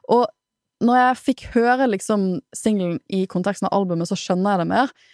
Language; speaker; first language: Norwegian; native; Norwegian